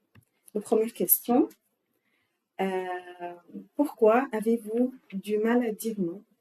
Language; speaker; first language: French; non-native, learner; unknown